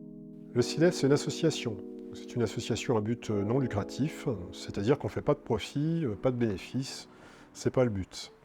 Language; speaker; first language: French; native; French